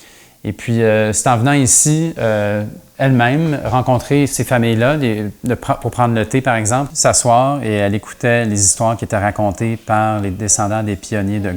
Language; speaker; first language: French; native; French